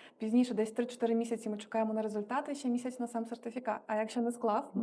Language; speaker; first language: Ukrainian; native; Ukrainian